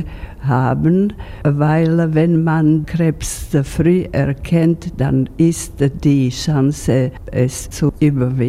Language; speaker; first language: German; non-native, fluent; Slovak